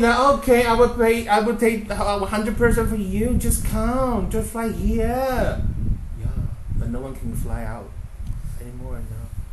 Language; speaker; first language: English; non-native, fluent; Chinese